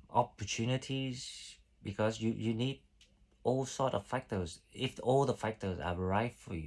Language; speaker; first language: English; non-native, fluent; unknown